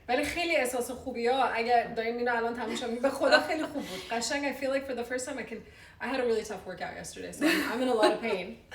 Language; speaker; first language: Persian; early bilingual, heritage; Persian